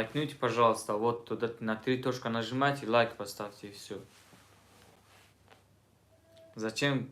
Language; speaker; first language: Russian; non-native, learner; Tajik